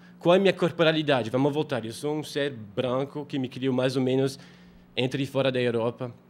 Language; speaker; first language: Portuguese; non-native, fluent; French